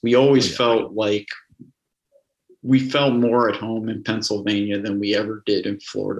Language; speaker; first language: English; native; English